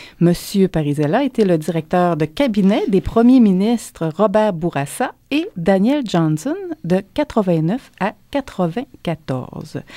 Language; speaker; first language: French; native; French